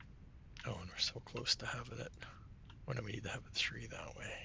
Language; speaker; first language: English; native; English